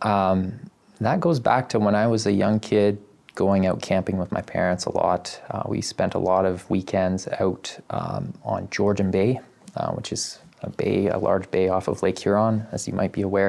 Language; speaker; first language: English; native; English